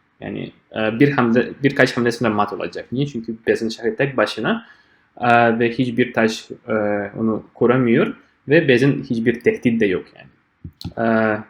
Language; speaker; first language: Turkish; non-native, fluent; Russian